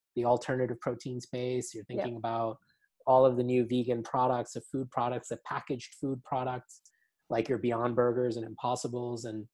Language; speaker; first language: English; native; English